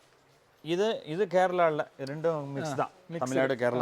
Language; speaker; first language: Malayalam; non-native, local second language; Tamil